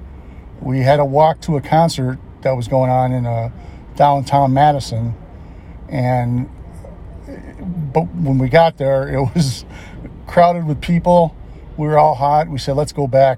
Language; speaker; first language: English; native; English